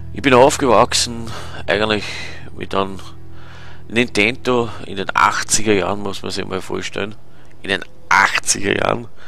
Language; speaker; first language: German; native; German